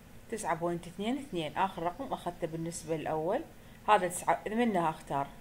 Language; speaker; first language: Arabic; native; Arabic